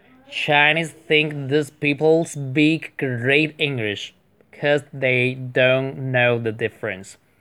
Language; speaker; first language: English; non-native, fluent; Chinese